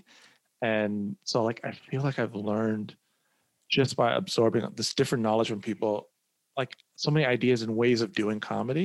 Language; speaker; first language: English; early bilingual, other home language; Somali